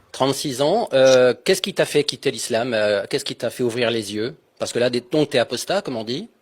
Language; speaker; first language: French; native; French